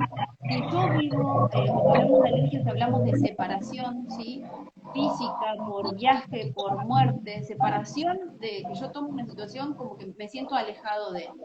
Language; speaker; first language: Spanish; native; Spanish